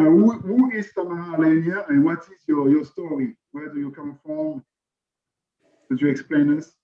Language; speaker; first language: English; non-native, learner; French